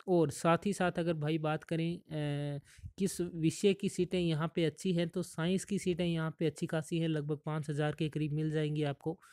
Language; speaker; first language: Hindi; native; Hindi